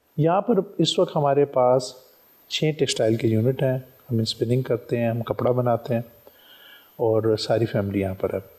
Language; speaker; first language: Urdu; non-native, local second language; Punjabi